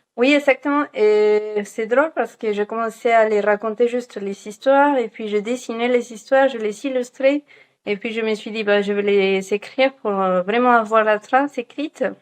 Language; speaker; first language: French; non-native, fluent; Spanish